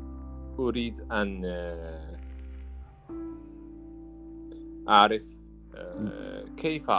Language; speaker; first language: Arabic; non-native, learner; Japanese